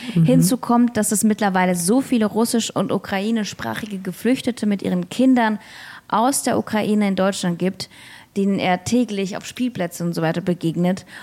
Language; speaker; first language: German; early bilingual, other home language; Russian